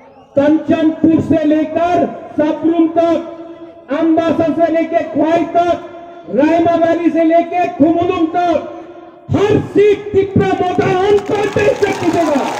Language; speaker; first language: Hindi; non-native, local second language; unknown